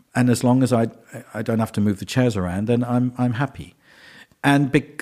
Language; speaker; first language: English; native; English